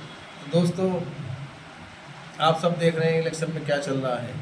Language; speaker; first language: Hindi; native; Hindi